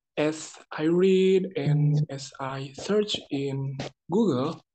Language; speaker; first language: English; non-native, learner; Indonesian